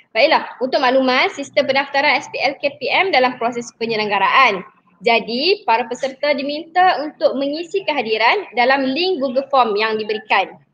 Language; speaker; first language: Malay; native; Malay